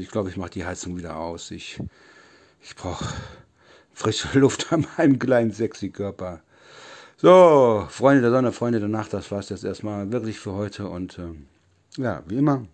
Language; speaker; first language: German; native; German